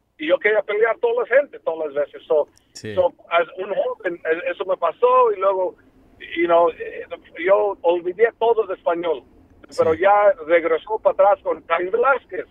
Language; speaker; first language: Spanish; early bilingual, heritage; Spanish